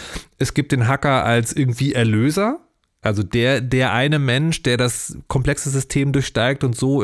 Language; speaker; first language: German; native; German